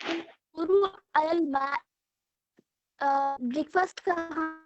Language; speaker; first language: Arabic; non-native, learner; Urdu